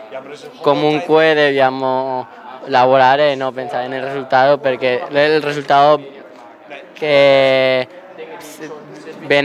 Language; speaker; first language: Italian; non-native, learner; Spanish